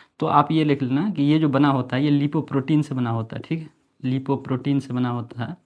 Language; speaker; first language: Hindi; native; Hindi